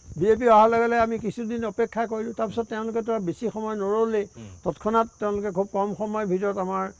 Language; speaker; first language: Assamese; native; Assamese